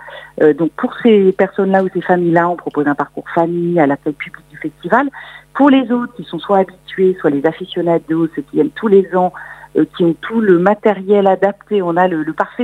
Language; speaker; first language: French; native; French